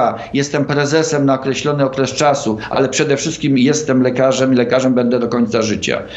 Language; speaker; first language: Polish; native; Polish